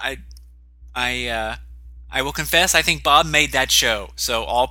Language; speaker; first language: English; native; English